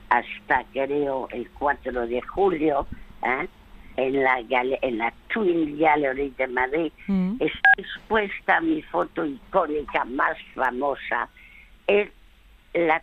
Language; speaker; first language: Spanish; early bilingual, other home language; French